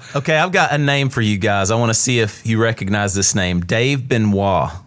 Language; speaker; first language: English; native; English